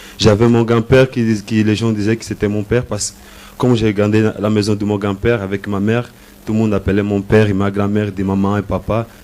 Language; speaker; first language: French; non-native, learner; Portuguese